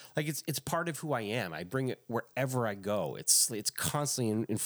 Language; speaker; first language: English; native; English